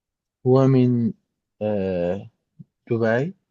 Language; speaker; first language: Arabic; non-native, learner; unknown